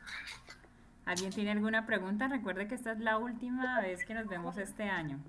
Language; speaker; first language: Spanish; native; Spanish